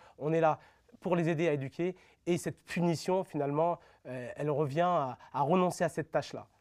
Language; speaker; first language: French; native; French